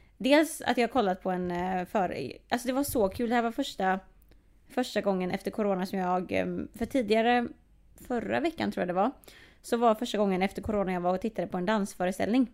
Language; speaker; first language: Swedish; native; Swedish